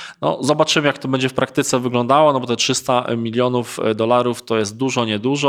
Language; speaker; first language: Polish; native; Polish